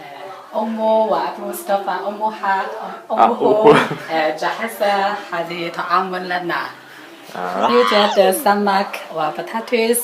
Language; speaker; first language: Arabic; non-native, learner; Chinese